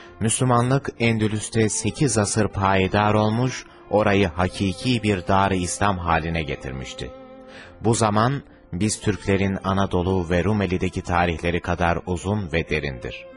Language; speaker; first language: Turkish; native; Turkish